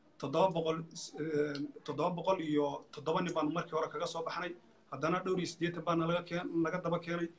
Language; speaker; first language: Somali; native; Somali